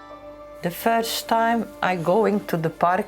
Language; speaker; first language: English; non-native, learner; Dutch